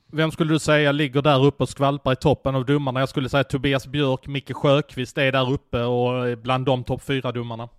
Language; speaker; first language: Swedish; native; Swedish